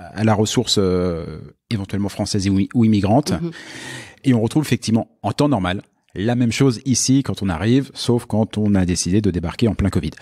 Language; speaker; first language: French; native; French